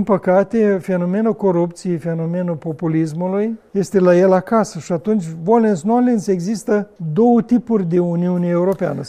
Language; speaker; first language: Romanian; native; Romanian